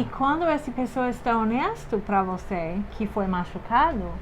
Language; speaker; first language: Portuguese; non-native, fluent; English